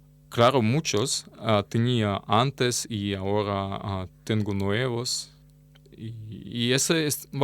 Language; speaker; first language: Spanish; non-native, learner; Russian